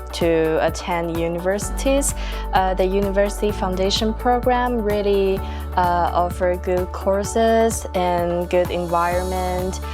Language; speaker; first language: English; non-native, fluent; Chinese